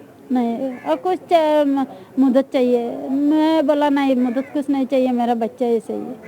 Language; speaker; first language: Hindi; non-native, local second language; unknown